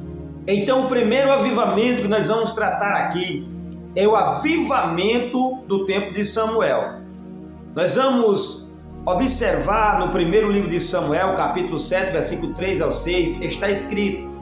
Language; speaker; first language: Portuguese; native; Portuguese